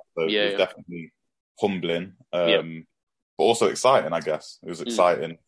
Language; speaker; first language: English; native; English